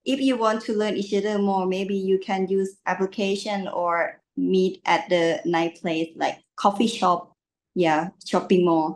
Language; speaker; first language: English; non-native, learner; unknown